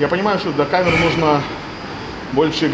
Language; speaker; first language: Russian; native; Russian